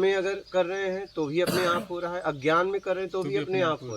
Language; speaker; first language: Hindi; native; Hindi